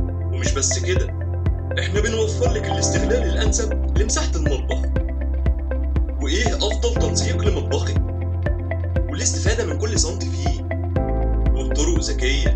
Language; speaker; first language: Arabic; native; Arabic